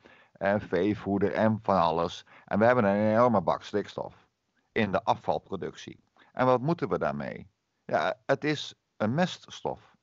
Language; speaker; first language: Dutch; native; Dutch